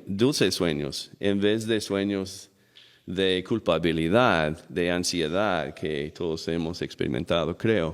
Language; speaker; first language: Spanish; non-native, fluent; English